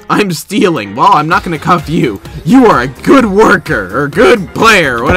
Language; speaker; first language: English; native; English